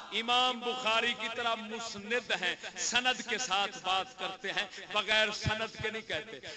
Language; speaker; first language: Urdu; non-native, local second language; Saraiki